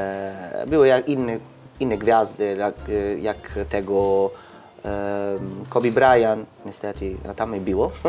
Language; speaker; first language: Polish; non-native, learner; Italian